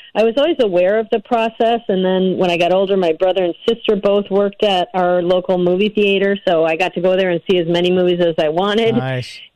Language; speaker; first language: English; native; English